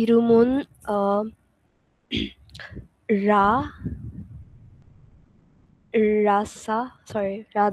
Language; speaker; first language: Korean; non-native, learner; Bangla